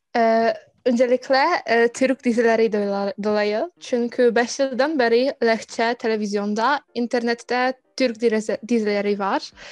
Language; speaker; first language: Turkish; non-native, learner; Polish